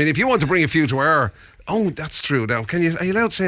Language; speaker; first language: English; native; English